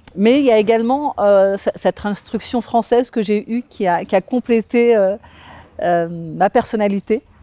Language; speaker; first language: French; native; French